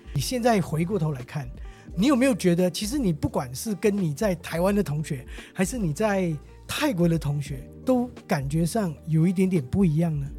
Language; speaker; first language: Chinese; native; Chinese